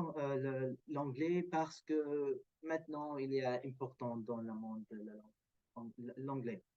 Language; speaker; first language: French; non-native, learner; Arabic